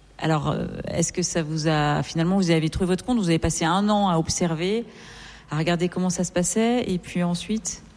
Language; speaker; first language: French; native; French